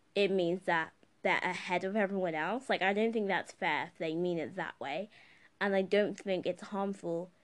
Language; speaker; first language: English; native; English